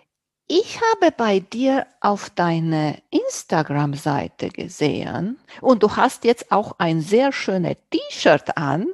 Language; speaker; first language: German; non-native, fluent; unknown